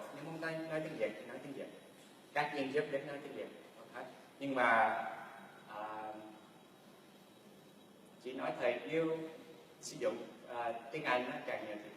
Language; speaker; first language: Vietnamese; early bilingual, heritage; Vietnamese